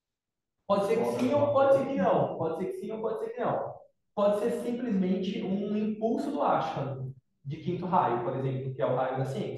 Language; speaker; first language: Portuguese; native; Portuguese